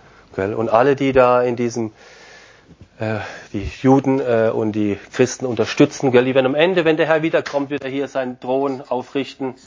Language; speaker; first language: German; non-native, fluent; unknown